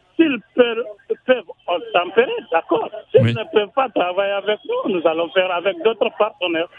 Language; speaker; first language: French; non-native, local second language; Susu